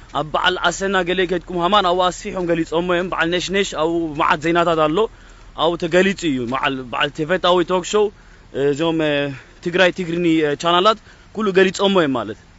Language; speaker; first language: Tigrinya; early bilingual, heritage; Tigrinya